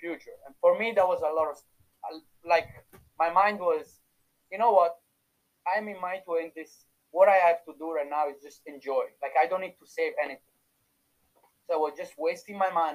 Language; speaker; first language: English; non-native, fluent; Italian